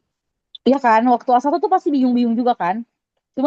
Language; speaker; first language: Indonesian; native; Indonesian